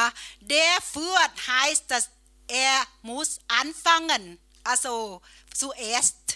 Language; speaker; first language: German; non-native, learner; Thai